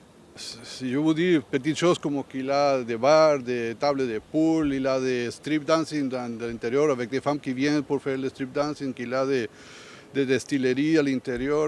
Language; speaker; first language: French; non-native, learner; Spanish